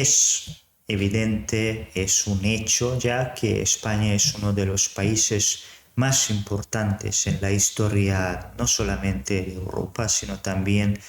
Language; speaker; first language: Spanish; non-native, fluent; Serbian